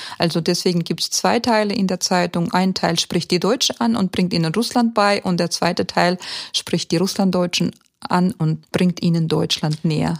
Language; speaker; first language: German; early bilingual, heritage; German